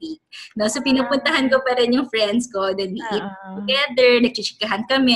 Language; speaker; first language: English; non-native, local second language; Filipino